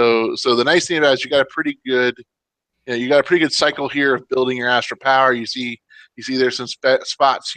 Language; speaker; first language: English; native; English